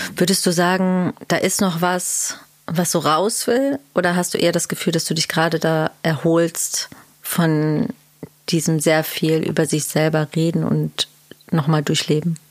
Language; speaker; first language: German; early bilingual, other home language; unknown